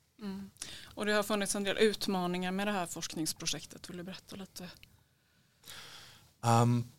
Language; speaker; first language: Swedish; native; Swedish